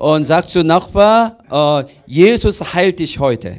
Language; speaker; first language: German; non-native, learner; Korean